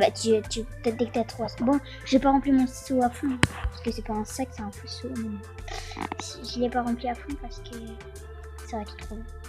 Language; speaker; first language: French; native; French